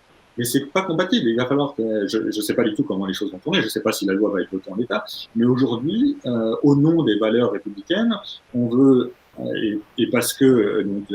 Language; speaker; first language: French; native; French